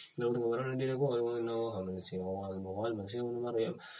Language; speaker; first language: Arabic; non-native, learner; Indonesian